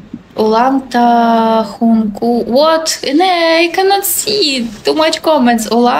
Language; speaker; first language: English; non-native, learner; Russian